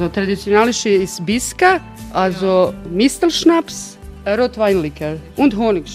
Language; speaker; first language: German; non-native, fluent; Croatian